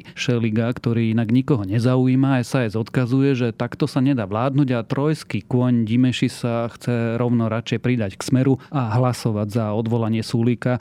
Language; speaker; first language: Slovak; native; Slovak